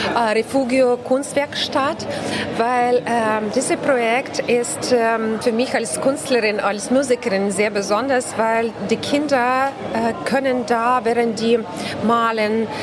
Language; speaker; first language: German; non-native, fluent; Ukrainian